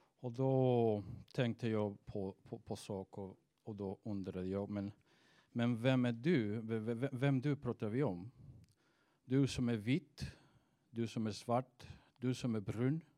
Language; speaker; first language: Swedish; non-native, fluent; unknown